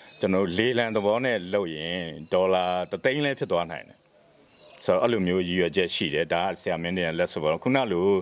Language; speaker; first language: Burmese; native; Burmese